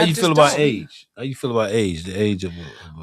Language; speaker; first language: English; native; English